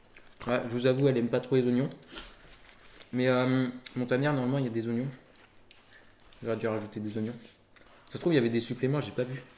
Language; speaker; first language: French; native; French